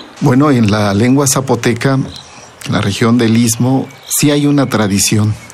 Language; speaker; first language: Spanish; non-native, local second language; Zapotec